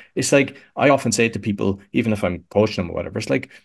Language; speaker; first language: English; native; English